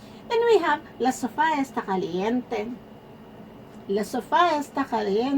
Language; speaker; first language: Spanish; non-native, fluent; Filipino